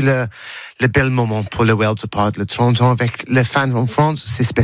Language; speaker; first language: French; non-native, learner; English